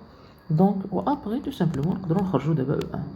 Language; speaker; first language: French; non-native, local second language; Arabic